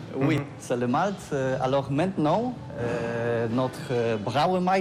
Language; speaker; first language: French; non-native, learner; Polish